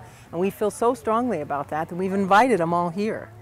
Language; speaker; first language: English; native; English